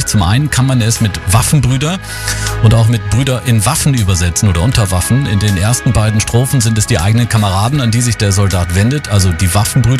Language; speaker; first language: German; native; German